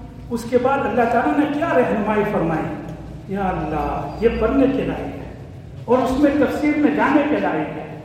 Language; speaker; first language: Urdu; non-native, fluent; English